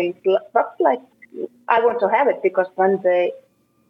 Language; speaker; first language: English; non-native, fluent; Icelandic